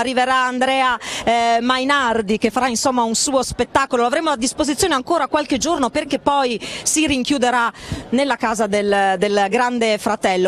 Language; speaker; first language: Italian; native; Italian